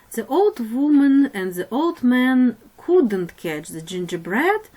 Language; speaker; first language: English; non-native, fluent; Ukrainian